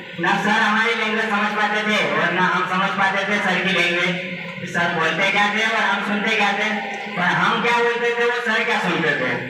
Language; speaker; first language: Hindi; non-native, local second language; Bhili